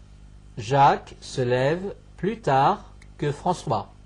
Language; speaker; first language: French; non-native, fluent; Chinese